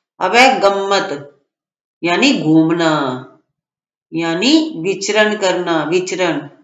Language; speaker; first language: Hindi; native; Hindi